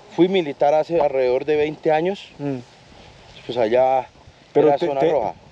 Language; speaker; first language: Spanish; native; Spanish